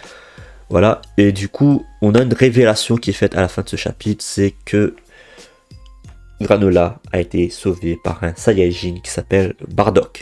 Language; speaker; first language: French; native; French